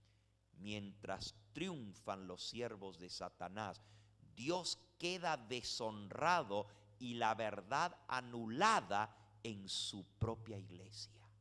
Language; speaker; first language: Spanish; native; Spanish